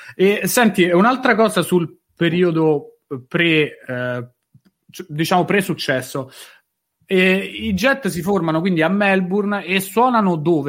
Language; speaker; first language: Italian; native; Italian